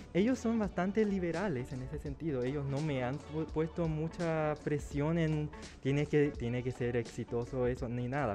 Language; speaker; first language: Spanish; early bilingual, other home language; Chinese